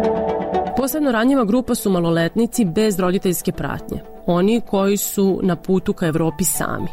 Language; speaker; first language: Serbian; native; Serbian